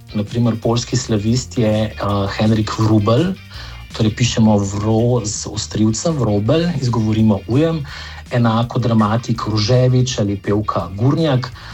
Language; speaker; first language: Slovenian; native; Slovenian